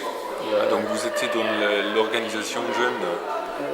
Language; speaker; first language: French; non-native, fluent; German